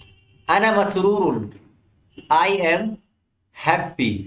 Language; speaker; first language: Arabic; non-native, fluent; Urdu